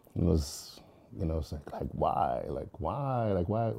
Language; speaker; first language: English; early bilingual, other home language; Jamaican Creole English